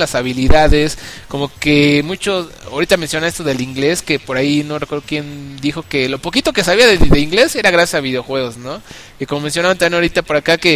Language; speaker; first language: Spanish; native; Spanish